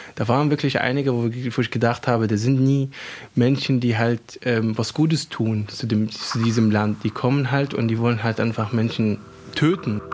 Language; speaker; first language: German; non-native, fluent; Arabic